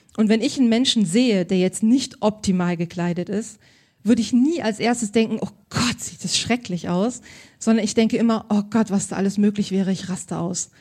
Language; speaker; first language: German; native; German